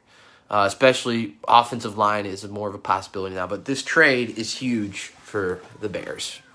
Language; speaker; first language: English; native; English